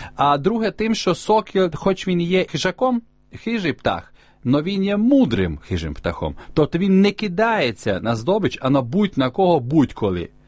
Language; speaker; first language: Ukrainian; native; Ukrainian